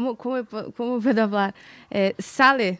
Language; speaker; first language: Spanish; non-native, fluent; Portuguese